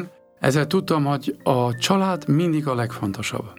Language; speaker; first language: Hungarian; non-native, learner; German